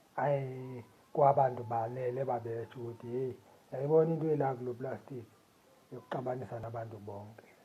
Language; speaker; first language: Zulu; non-native, local second language; Xhosa